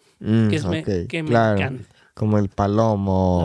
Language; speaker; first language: Spanish; non-native, fluent; English